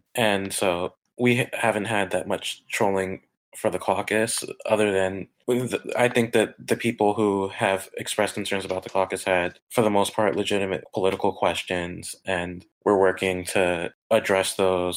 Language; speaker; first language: English; native; English